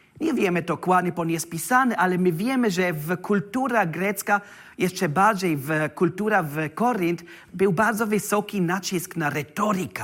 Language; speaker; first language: Polish; non-native, learner; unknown